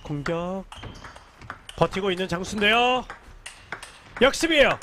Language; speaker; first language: Korean; native; Korean